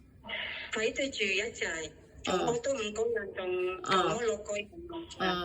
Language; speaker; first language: Cantonese; non-native, learner; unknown